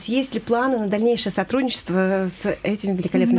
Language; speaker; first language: Russian; native; Russian